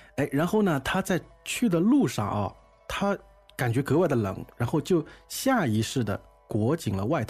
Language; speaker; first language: Chinese; native; Chinese